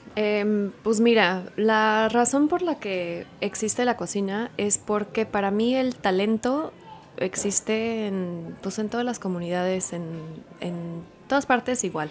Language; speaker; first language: Spanish; early bilingual, heritage; Spanish